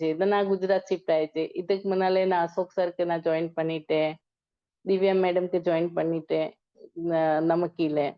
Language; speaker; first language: Tamil; non-native, learner; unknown